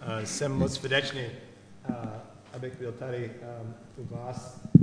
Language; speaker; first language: Czech; non-native, learner; English